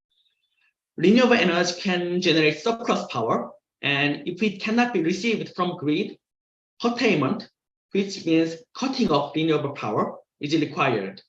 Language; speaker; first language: English; non-native, fluent; Korean